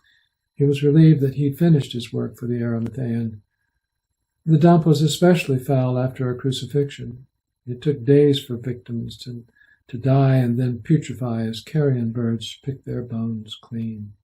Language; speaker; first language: English; native; English